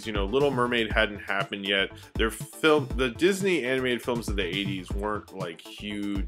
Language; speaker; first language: English; native; English